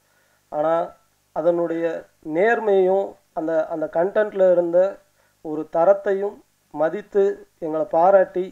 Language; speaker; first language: Tamil; native; Tamil